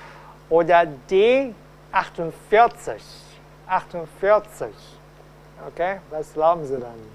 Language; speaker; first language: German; non-native, fluent; Cantonese